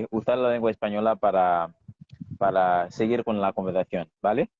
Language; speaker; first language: Spanish; non-native, fluent; Haitian Creole